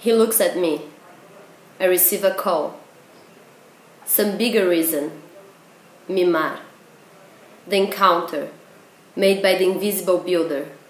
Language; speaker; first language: English; non-native, fluent; Portuguese